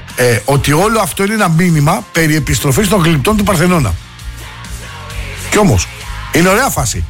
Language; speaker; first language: Greek; native; Greek